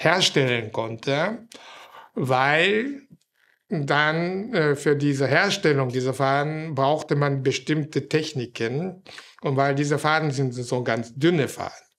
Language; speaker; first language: German; non-native, fluent; Japanese